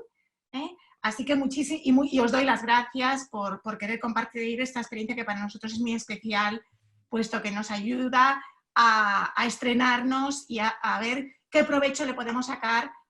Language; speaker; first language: Spanish; native; Spanish